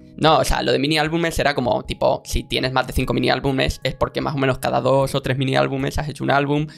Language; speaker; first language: Spanish; native; Spanish